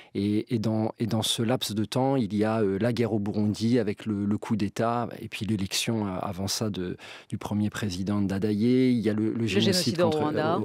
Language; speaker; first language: French; native; French